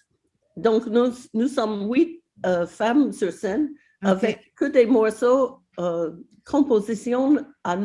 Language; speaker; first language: French; non-native, fluent; English